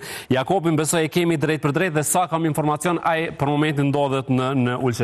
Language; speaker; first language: Albanian; native; Albanian